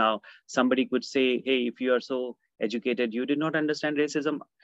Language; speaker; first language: English; non-native, local second language; Hindi